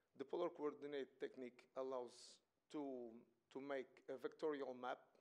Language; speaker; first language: English; non-native, fluent; Portuguese